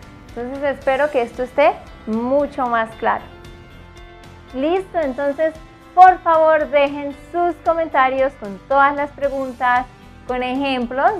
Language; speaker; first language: Spanish; native; Spanish